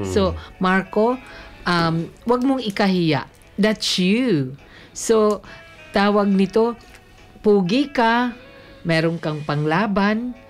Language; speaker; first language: Filipino; native; Filipino